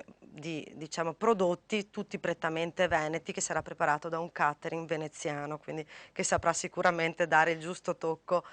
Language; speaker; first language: Italian; native; Italian